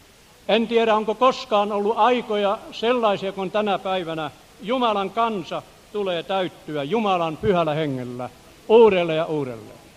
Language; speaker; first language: Finnish; native; Finnish